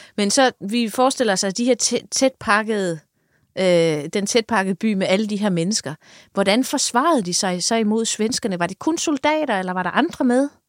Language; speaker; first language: Danish; native; Danish